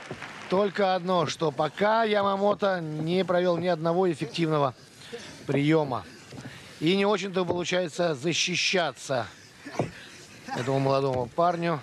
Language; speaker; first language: Russian; native; Russian